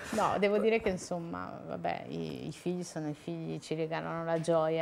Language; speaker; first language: Italian; native; Italian